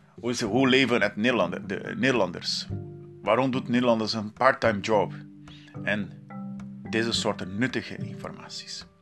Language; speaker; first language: Dutch; non-native, learner; Portuguese